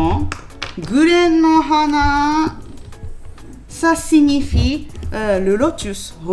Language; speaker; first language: French; non-native, learner; Japanese